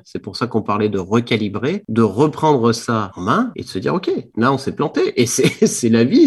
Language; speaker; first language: French; native; French